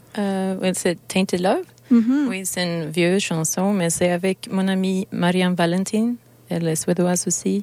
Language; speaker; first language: French; non-native, learner; Swedish